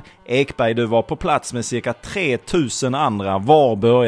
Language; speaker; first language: Swedish; native; Swedish